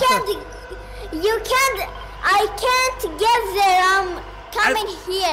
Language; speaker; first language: English; non-native, learner; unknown